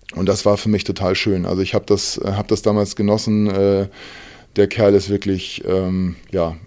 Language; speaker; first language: German; native; German